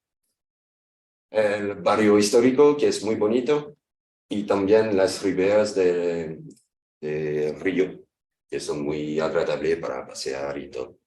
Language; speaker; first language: Spanish; non-native, fluent; French